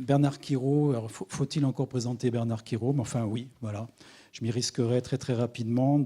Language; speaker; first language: French; native; French